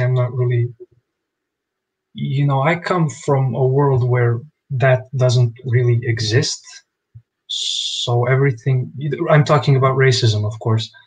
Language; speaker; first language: English; non-native, fluent; Bosnian